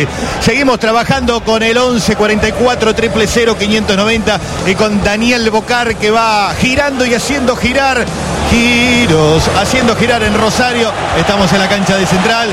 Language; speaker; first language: Spanish; native; Spanish